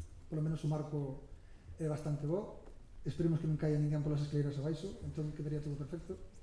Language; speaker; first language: Galician; native; Galician